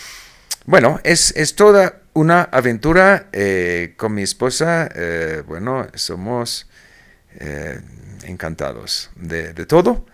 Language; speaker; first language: Spanish; non-native, fluent; English